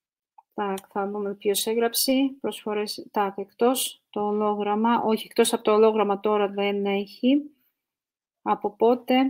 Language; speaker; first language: Greek; non-native, fluent; Russian